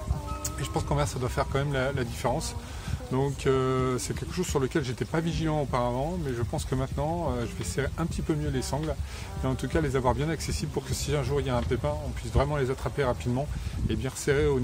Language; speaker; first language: French; native; French